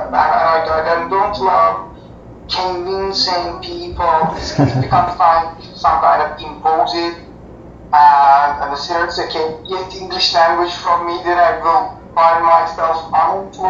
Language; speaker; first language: English; non-native, fluent; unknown